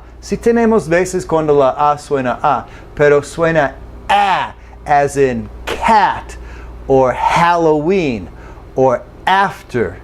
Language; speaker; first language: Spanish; non-native, fluent; English